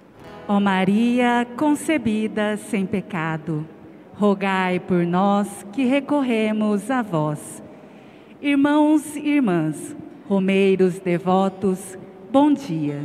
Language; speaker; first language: Portuguese; native; Portuguese